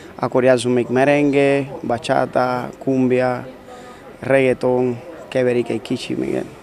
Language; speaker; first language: Hungarian; non-native, learner; Spanish